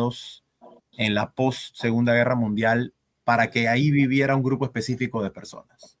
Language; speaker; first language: Spanish; native; Spanish